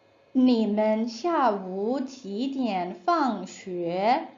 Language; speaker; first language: Chinese; non-native, fluent; English